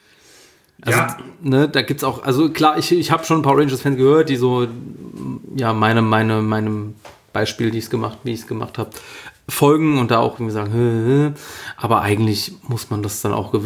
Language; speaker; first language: German; native; German